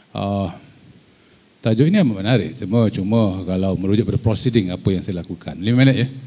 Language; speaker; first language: Malay; native; Malay